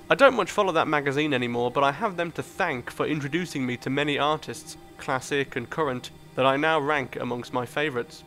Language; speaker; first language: English; native; English